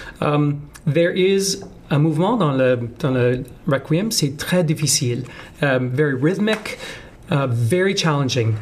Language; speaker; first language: French; non-native, learner; English